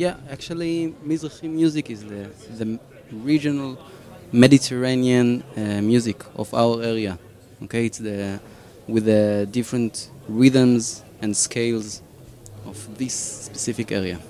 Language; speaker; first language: English; non-native, fluent; Hebrew